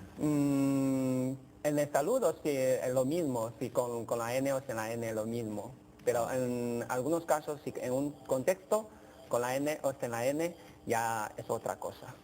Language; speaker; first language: Spanish; non-native, fluent; Chinese